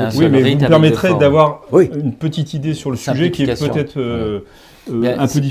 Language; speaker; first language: French; native; French